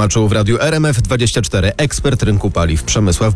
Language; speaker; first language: Polish; native; Polish